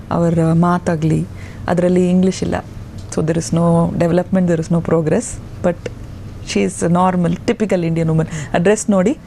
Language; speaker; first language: Kannada; non-native, local second language; Tamil